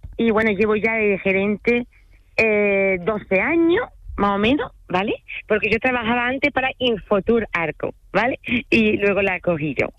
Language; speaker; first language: Spanish; early bilingual, other home language; French